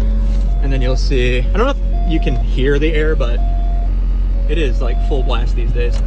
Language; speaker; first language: English; native; English